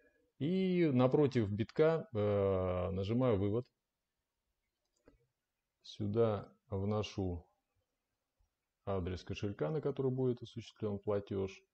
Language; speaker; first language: Russian; native; Russian